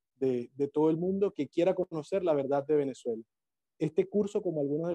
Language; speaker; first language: Spanish; native; Spanish